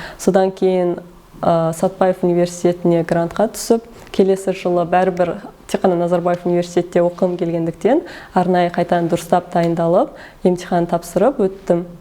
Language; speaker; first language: Kazakh; early bilingual, heritage; Kazakh